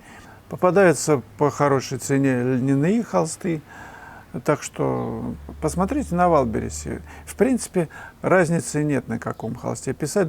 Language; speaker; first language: Russian; native; Russian